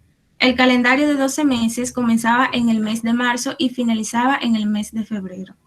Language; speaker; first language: Spanish; native; Spanish